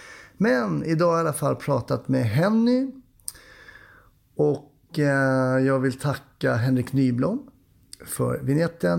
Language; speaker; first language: Swedish; native; Swedish